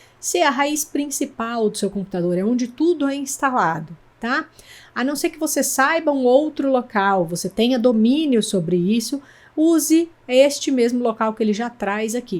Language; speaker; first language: Portuguese; native; Portuguese